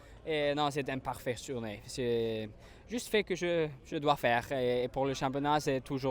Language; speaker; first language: French; non-native, learner; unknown